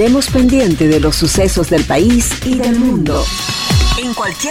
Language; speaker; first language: Spanish; native; Spanish